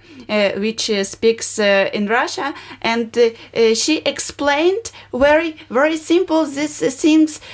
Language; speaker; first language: English; non-native, learner; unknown